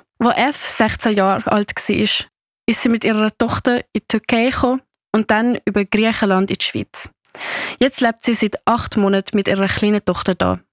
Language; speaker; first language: German; native; German